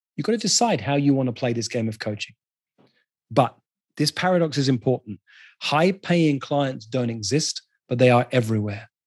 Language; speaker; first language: English; native; English